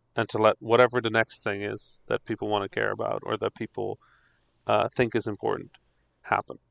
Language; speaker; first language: English; non-native, fluent; Dutch